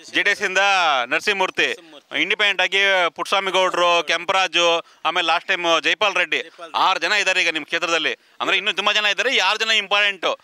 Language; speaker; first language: Kannada; native; Kannada